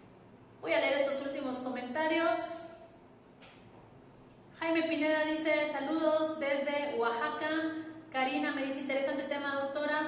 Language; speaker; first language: Spanish; native; Spanish